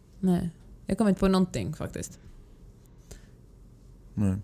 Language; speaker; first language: Swedish; native; Swedish